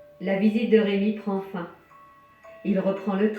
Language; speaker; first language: French; native; French